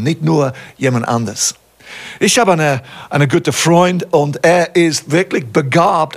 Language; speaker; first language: German; non-native, fluent; English